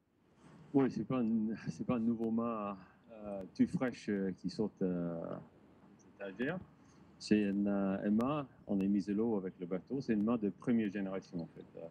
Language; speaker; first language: French; non-native, learner; English